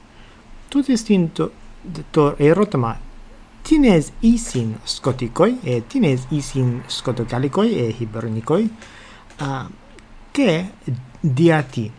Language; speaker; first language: Greek; non-native, fluent; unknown